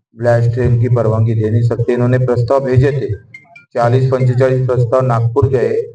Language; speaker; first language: Hindi; non-native, local second language; Marathi